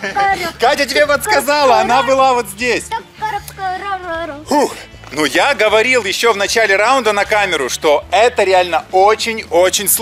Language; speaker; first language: Russian; native; Russian